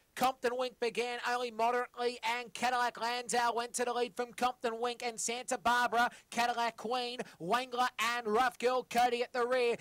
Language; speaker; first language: English; native; English